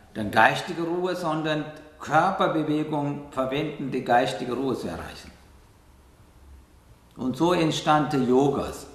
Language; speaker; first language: German; non-native, fluent; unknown